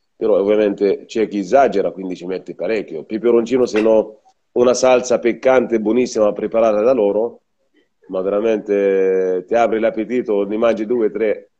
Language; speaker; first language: Italian; non-native, fluent; Arabic